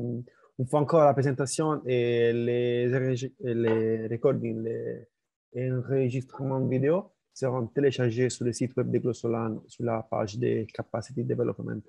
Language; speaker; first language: French; non-native, learner; Spanish